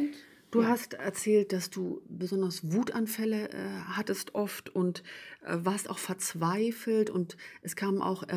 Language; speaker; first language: German; native; German